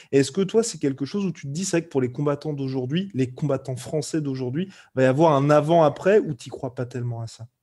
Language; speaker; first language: French; native; French